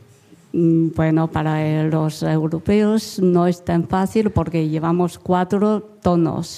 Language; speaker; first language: Spanish; non-native, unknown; Chinese